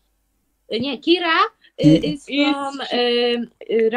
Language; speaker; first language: English; non-native, learner; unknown